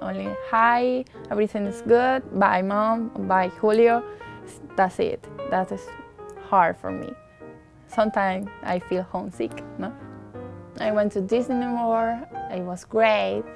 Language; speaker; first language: English; non-native, learner; Spanish